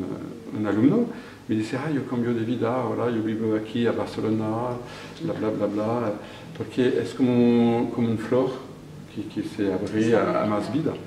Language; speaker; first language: Spanish; non-native, fluent; French